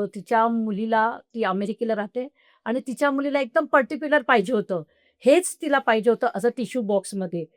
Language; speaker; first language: Marathi; non-native, local second language; Marwari